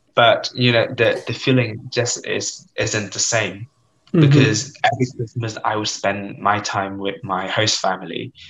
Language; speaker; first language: English; non-native, fluent; Vietnamese